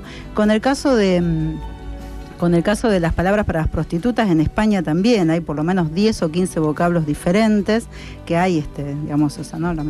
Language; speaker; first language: Spanish; native; Spanish